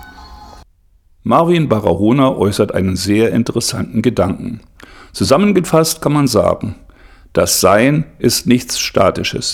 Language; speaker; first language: German; native; German